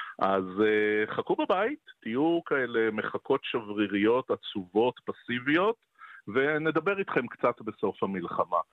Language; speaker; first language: Hebrew; native; Hebrew